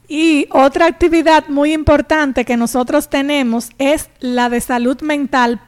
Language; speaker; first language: Spanish; native; Spanish